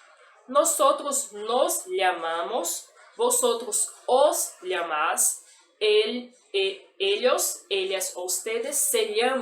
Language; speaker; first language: Spanish; non-native, fluent; Portuguese